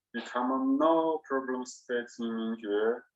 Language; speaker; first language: English; non-native, learner; Chinese